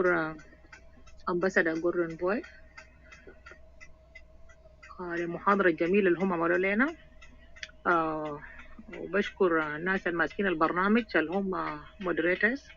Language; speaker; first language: Arabic; non-native, local second language; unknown